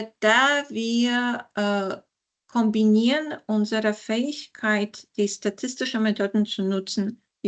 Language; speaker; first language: German; non-native, fluent; Polish